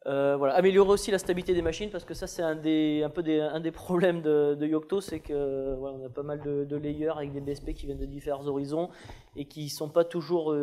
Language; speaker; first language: French; native; French